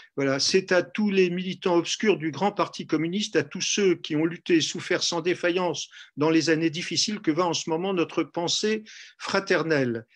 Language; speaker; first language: French; native; French